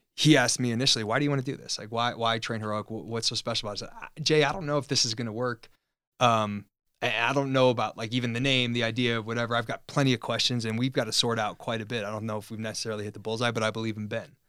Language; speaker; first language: English; native; English